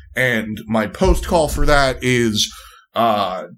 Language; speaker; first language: English; native; English